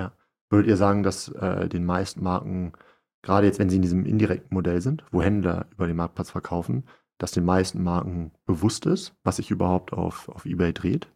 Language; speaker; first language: German; native; German